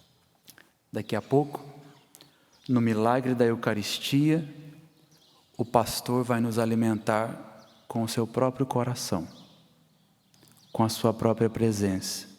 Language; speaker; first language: Portuguese; native; Portuguese